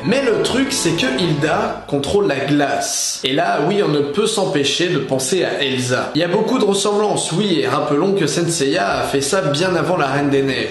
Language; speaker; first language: French; native; French